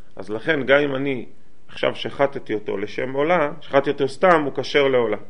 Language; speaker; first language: Hebrew; native; Hebrew